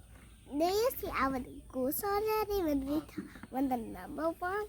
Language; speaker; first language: English; non-native, learner; Khmer